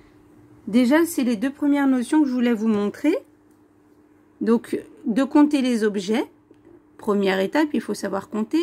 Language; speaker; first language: French; native; French